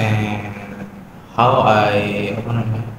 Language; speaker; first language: English; non-native, learner; Indonesian